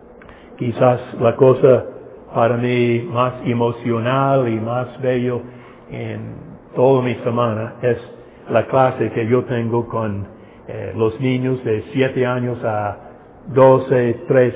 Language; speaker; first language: Spanish; non-native, fluent; English